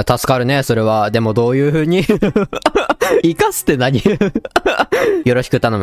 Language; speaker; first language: Japanese; native; Japanese